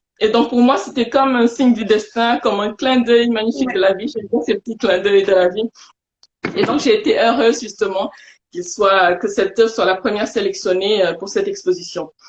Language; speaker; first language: French; non-native, local second language; Wolof